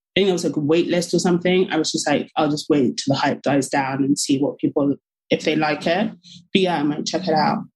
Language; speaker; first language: English; native; English